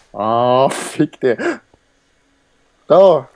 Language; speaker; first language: German; native; German